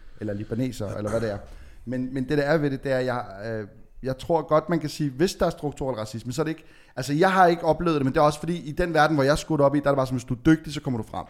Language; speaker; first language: Danish; native; Danish